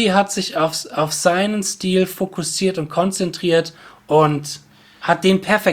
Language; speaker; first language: German; native; German